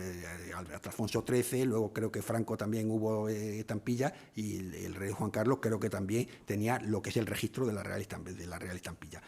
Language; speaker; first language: Spanish; native; Spanish